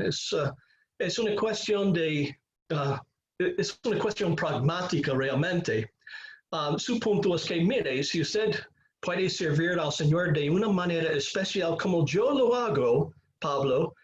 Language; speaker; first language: Spanish; non-native, fluent; English